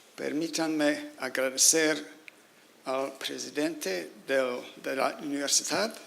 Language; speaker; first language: Spanish; non-native, learner; English